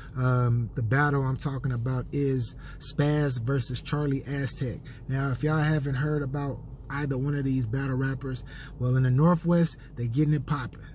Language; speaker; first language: English; native; English